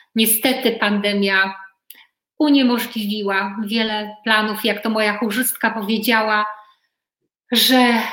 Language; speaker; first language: Polish; native; Polish